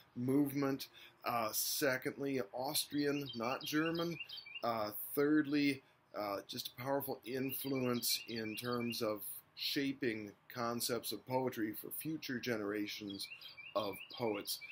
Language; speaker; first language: English; native; English